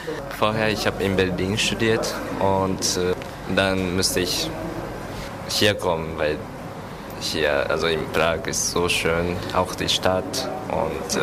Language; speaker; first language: German; non-native, learner; Japanese